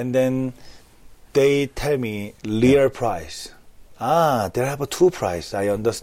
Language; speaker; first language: English; non-native, learner; Korean